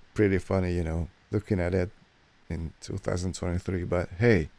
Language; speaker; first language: English; non-native, fluent; Hungarian